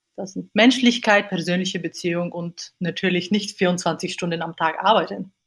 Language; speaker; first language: German; non-native, fluent; Bulgarian